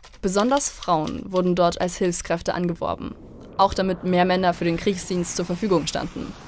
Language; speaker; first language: German; native; German